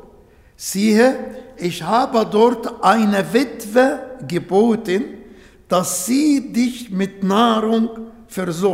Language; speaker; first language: German; non-native, learner; Arabic